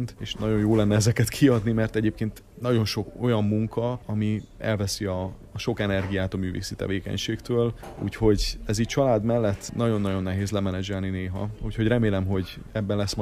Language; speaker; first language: Hungarian; native; Hungarian